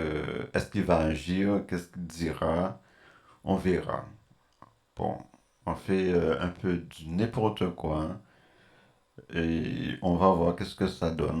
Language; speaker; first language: French; native; French